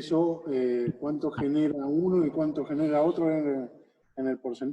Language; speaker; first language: Spanish; native; Spanish